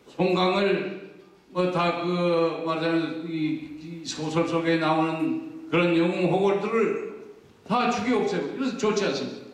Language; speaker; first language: Korean; native; Korean